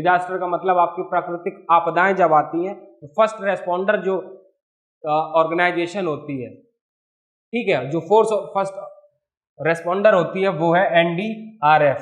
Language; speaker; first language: Hindi; native; Hindi